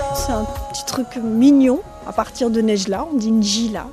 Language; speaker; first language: French; non-native, local second language; Arabic